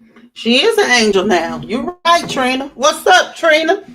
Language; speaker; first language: English; native; English